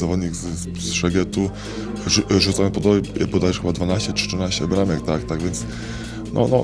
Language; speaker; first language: Polish; native; Polish